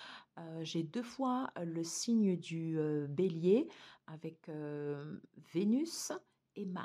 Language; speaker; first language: French; native; French